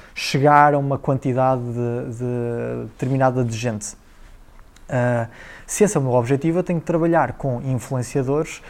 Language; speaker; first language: Portuguese; native; Portuguese